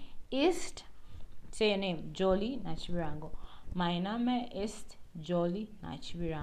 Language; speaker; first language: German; non-native, learner; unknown